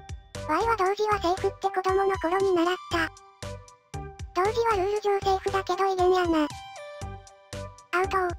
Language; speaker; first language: Japanese; native; Japanese